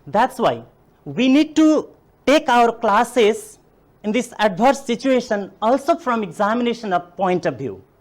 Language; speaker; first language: English; non-native, local second language; Nepali